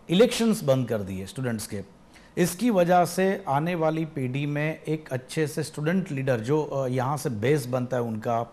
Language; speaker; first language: Hindi; non-native, local second language; Gujarati